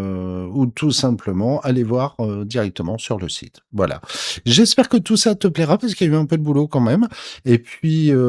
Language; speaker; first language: French; native; French